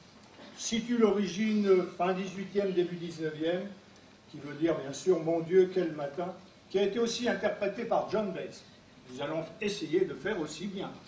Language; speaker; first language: French; native; French